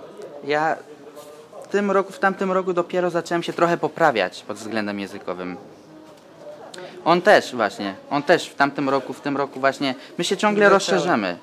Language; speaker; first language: Polish; early bilingual, other home language; Turkish